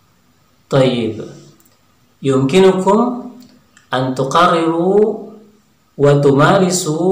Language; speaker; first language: Arabic; non-native, fluent; Indonesian